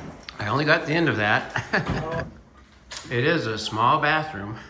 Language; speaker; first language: English; native; English